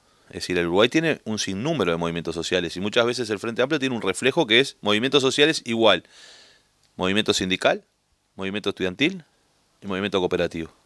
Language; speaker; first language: Spanish; native; Spanish